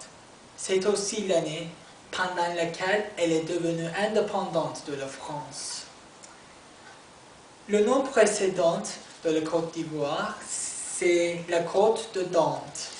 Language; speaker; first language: French; non-native, learner; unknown